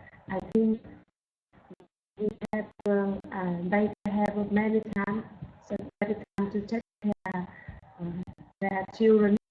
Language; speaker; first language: English; non-native, learner; Vietnamese